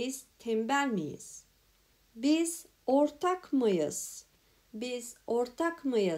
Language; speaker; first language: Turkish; non-native, fluent; Macedonian